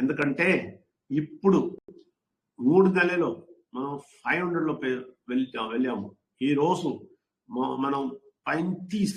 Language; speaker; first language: Telugu; non-native, learner; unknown